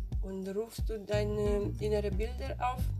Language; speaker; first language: German; non-native, fluent; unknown